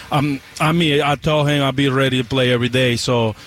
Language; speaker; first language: English; non-native, learner; Spanish